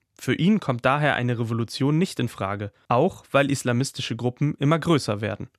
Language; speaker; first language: German; native; German